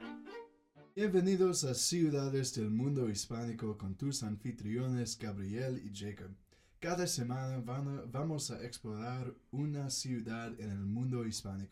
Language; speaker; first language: Spanish; non-native, learner; English